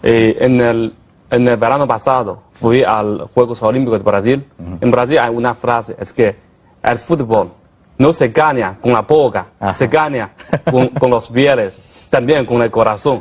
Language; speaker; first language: Spanish; non-native, fluent; Chinese